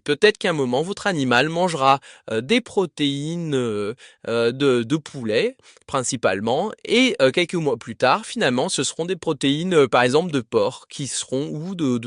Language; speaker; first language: French; native; French